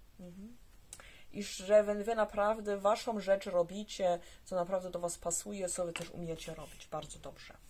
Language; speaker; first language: Polish; early bilingual, heritage; Polish